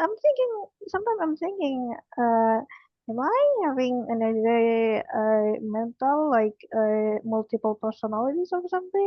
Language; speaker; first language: English; non-native, learner; Indonesian